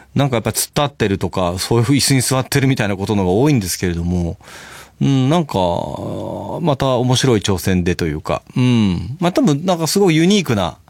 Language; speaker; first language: Japanese; native; Japanese